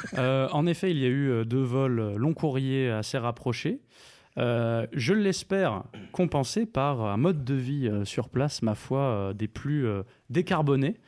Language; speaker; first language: French; native; French